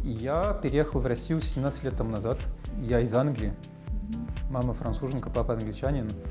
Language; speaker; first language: Russian; non-native, fluent; English